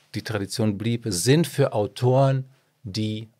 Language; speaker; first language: German; early bilingual, other home language; Czech